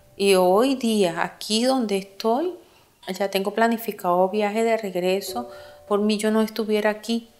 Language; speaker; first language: Spanish; native; Spanish